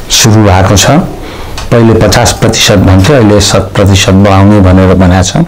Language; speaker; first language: Nepali; native; Nepali